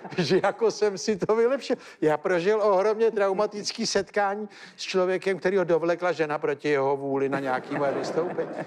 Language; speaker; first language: Czech; native; Czech